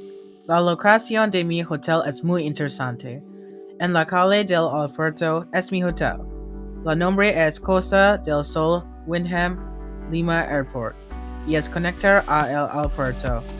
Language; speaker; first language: Spanish; non-native, learner; English